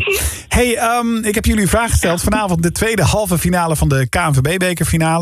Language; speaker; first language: Dutch; native; Dutch